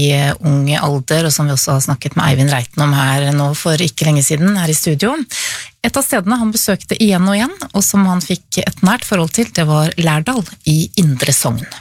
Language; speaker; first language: Norwegian; native; Norwegian